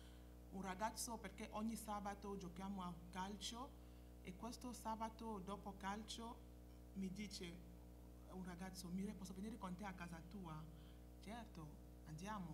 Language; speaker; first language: Italian; non-native, fluent; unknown